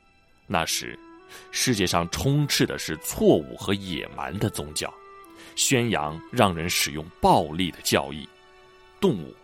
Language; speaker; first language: Chinese; native; Chinese